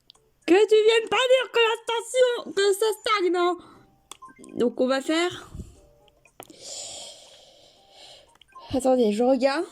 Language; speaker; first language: French; native; French